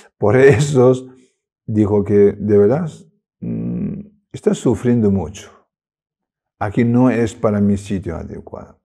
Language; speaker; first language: Spanish; non-native, learner; Tibetan